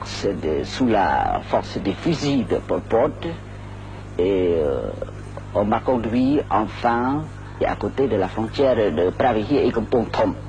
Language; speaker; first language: French; non-native, local second language; Khmer